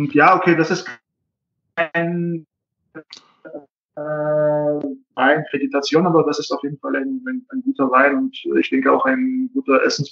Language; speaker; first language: German; non-native, fluent; Russian